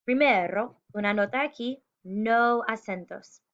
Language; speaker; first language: Spanish; non-native, fluent; English